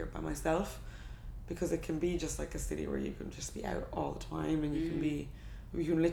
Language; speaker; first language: English; native; English